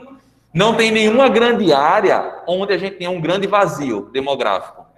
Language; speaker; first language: Portuguese; native; Portuguese